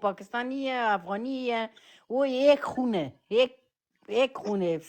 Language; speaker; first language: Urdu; non-native, fluent; Persian